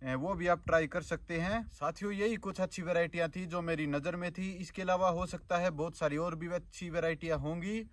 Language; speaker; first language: Hindi; native; Hindi